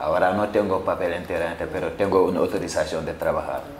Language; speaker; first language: Spanish; non-native, learner; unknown